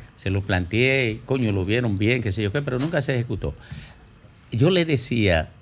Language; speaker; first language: Spanish; native; Spanish